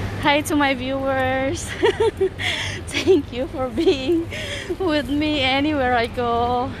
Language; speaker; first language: English; non-native, learner; Filipino